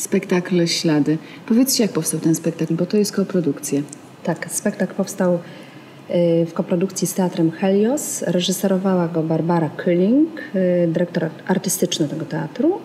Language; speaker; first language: Polish; native; Polish